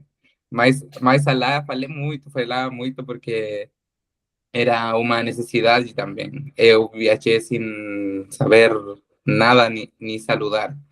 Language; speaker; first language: Portuguese; non-native, learner; Spanish